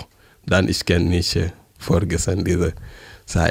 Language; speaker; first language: German; non-native, learner; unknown